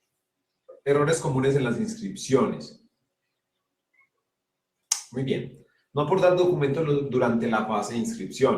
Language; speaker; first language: Spanish; native; Spanish